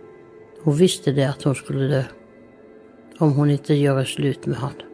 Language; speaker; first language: Swedish; non-native, fluent; Finnish